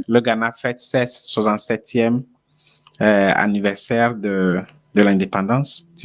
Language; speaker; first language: French; non-native, fluent; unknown